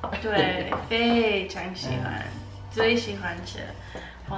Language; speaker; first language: Chinese; non-native, learner; English